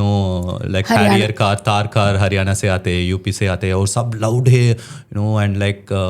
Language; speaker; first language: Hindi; non-native, local second language; Tamil